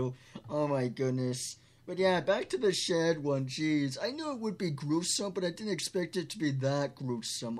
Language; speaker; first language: English; native; English